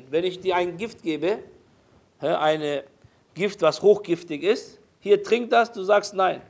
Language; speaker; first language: German; non-native, fluent; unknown